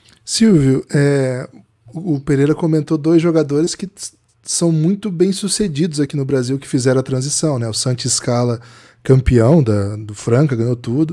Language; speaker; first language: Portuguese; native; Portuguese